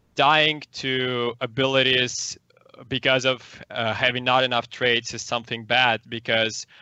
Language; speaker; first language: English; non-native, fluent; Russian